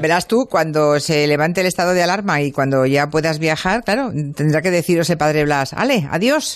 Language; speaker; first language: Spanish; native; Spanish